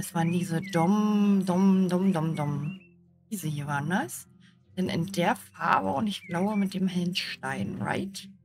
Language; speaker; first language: German; native; German